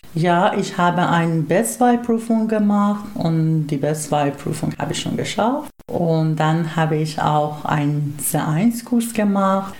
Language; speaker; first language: German; non-native, fluent; Persian